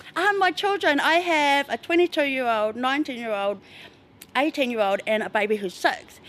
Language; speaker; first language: English; native; English